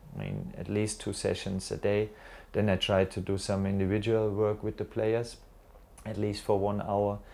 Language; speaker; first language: English; non-native, fluent; German